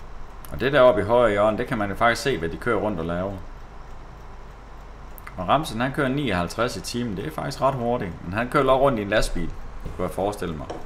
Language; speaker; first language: Danish; native; Danish